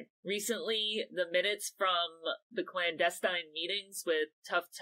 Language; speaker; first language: English; native; English